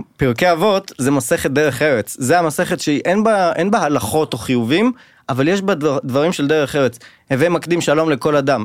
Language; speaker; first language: Hebrew; native; Hebrew